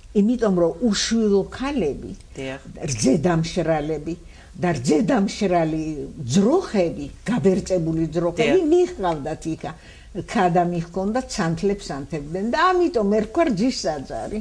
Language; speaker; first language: Georgian; native; Georgian